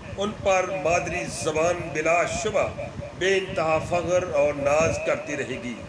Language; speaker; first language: Urdu; non-native, local second language; Punjabi